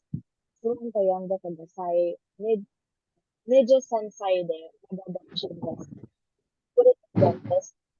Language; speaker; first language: Japanese; non-native, learner; Filipino